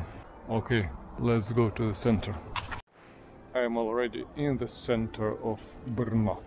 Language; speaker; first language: English; non-native, fluent; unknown